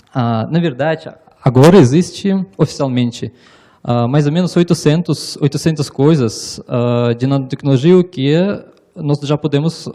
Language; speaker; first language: Portuguese; non-native, learner; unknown